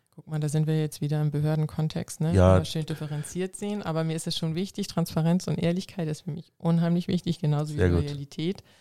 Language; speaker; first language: German; non-native, local second language; Low German